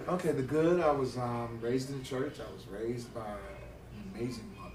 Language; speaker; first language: English; native; English